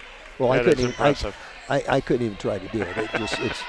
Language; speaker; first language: English; native; English